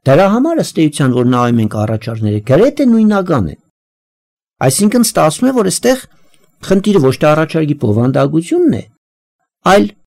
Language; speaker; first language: Armenian; native; Armenian